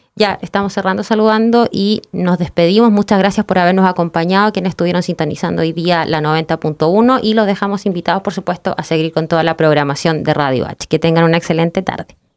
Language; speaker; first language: Spanish; native; Spanish